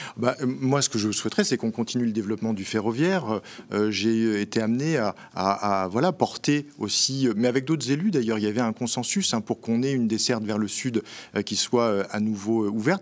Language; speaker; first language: French; native; French